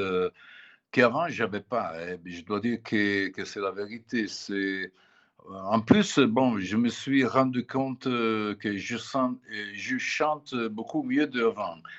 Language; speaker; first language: French; non-native, fluent; Italian